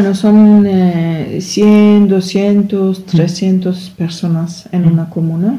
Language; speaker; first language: Spanish; non-native, learner; German